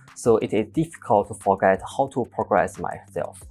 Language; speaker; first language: English; non-native, learner; Chinese